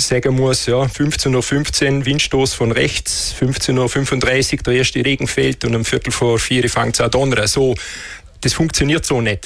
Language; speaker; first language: German; native; German